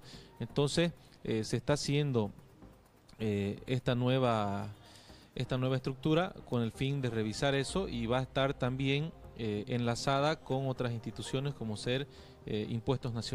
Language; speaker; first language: Spanish; native; Spanish